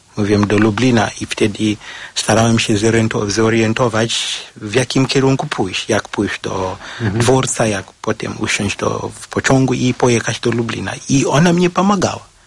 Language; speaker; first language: Polish; non-native, fluent; Shona